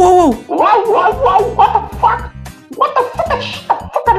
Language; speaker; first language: English; non-native, learner; Kazakh